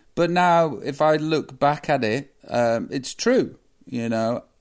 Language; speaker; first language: English; native; English